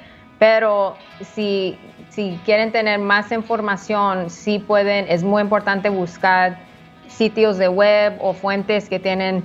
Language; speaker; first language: Spanish; early bilingual, heritage; Spanish